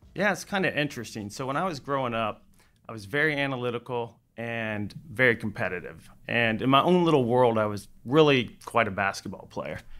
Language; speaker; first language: English; native; English